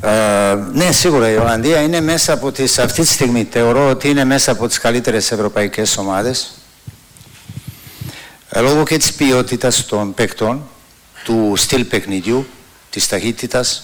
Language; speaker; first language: Greek; non-native, fluent; Serbian